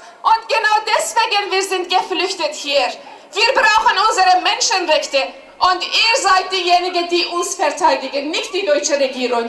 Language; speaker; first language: German; non-native, fluent; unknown